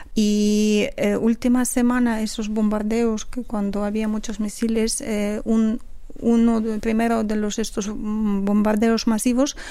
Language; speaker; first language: Spanish; non-native, fluent; Ukrainian